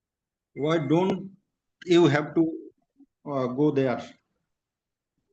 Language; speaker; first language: English; non-native, learner; Bangla